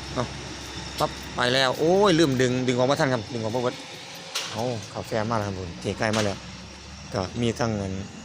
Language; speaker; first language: Thai; native; Thai